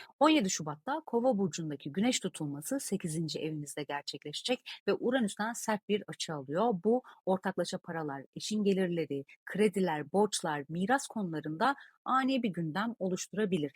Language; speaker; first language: Turkish; native; Turkish